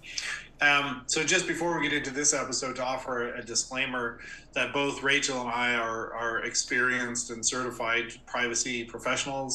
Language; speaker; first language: English; native; English